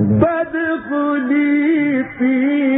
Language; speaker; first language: Arabic; native; Arabic